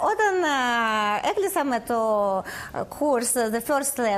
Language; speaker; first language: Greek; non-native, learner; Russian